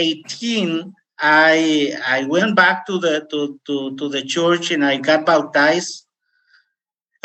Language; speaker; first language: English; non-native, fluent; Spanish